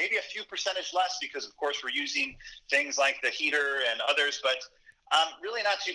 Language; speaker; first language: English; native; English